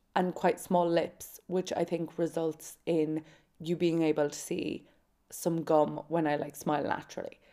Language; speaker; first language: English; native; English